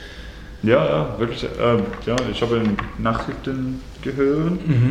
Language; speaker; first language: German; non-native, learner; English